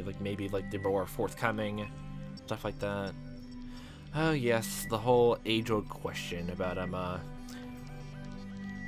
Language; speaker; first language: English; native; English